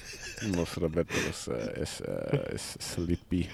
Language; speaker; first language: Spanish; non-native, learner; English